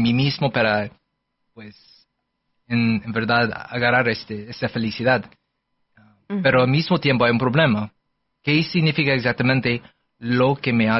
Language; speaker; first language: Spanish; non-native, fluent; English